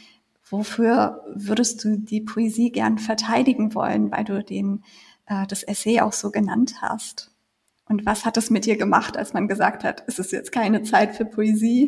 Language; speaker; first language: German; native; German